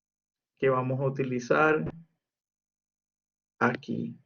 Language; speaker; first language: Spanish; native; Spanish